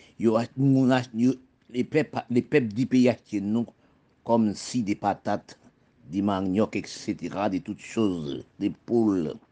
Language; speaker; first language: French; non-native, local second language; Haitian Creole